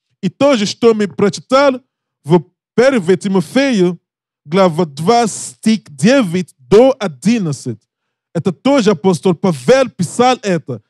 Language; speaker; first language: Russian; non-native, learner; English